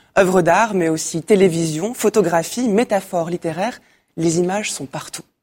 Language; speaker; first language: French; native; French